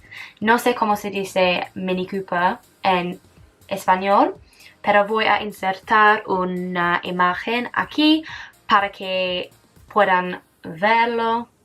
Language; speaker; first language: Spanish; non-native, fluent; English